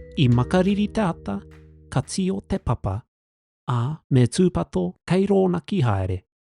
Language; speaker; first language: Māori; non-native, local second language; English